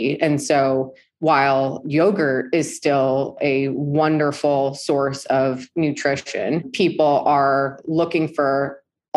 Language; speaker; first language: English; native; English